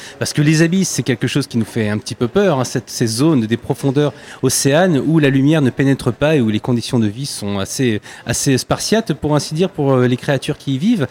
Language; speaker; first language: French; native; French